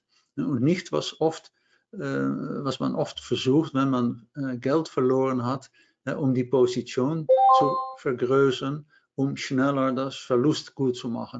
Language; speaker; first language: German; non-native, learner; Dutch